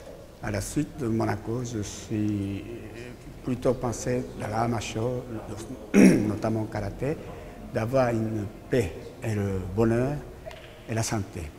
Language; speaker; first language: French; non-native, learner; Japanese